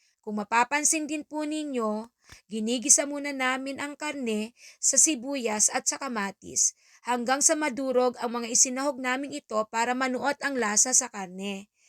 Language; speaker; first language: Filipino; native; Filipino